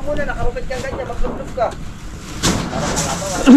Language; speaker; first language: Filipino; native; Filipino